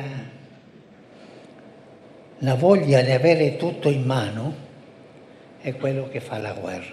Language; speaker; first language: Italian; early bilingual, heritage; Spanish